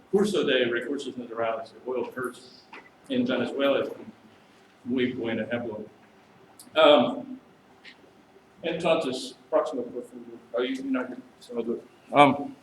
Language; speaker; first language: Spanish; non-native, learner; English